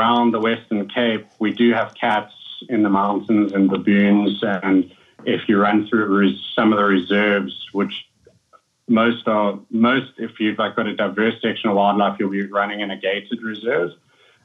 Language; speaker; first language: English; native; English